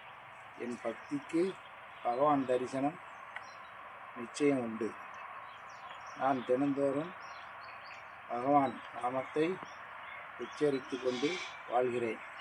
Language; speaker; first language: Tamil; native; Tamil